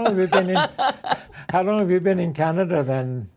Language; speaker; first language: English; native; English